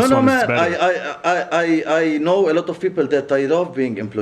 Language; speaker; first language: English; non-native, local second language; Arabic